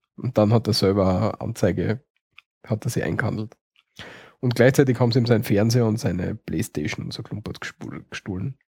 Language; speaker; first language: German; native; German